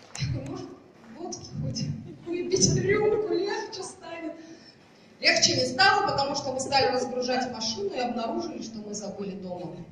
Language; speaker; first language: Russian; non-native, local second language; Tatar